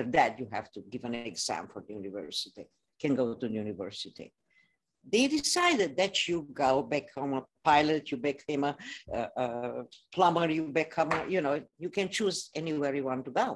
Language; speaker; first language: English; non-native, fluent; Romanian